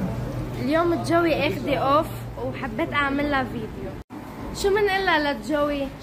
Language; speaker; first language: Arabic; native; Arabic